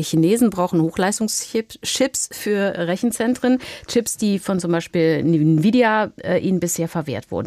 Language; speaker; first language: German; native; German